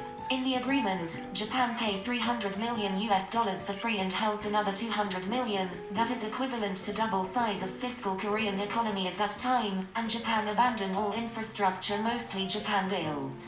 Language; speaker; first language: English; non-native, fluent; Japanese